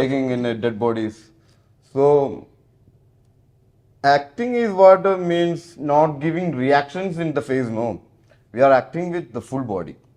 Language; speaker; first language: English; non-native, local second language; Malayalam